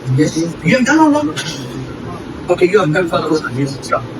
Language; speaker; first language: English; non-native, fluent; Urdu